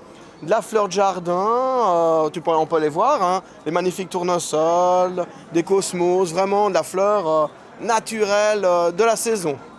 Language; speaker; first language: French; native; French